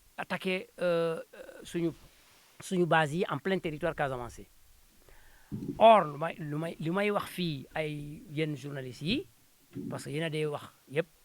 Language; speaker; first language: Wolof; non-native, local second language; Jola-Fonyi